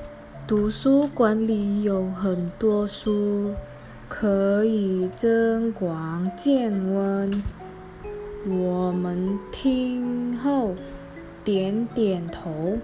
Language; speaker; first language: Chinese; non-native, local second language; Malay